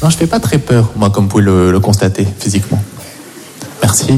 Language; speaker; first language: French; native; French